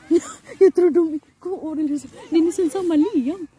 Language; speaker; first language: Swedish; non-native, learner; Cebuano